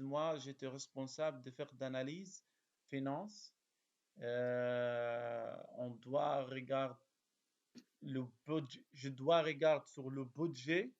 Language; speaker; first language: French; non-native, learner; Arabic